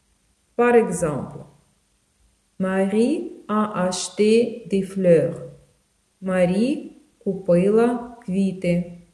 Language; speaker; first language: French; non-native, fluent; Ukrainian